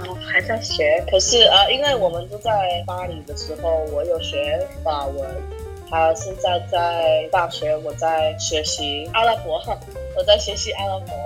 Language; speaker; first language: Chinese; early bilingual, heritage; English